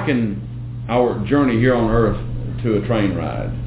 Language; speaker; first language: English; native; English